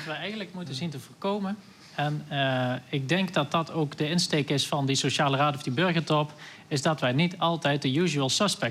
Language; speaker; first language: Dutch; native; Dutch